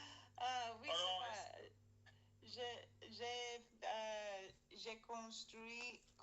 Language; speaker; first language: French; non-native, learner; English